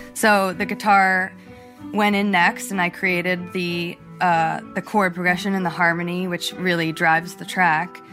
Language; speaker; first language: English; native; English